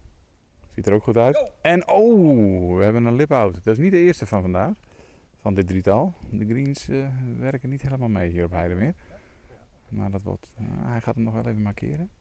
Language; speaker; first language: Dutch; native; Dutch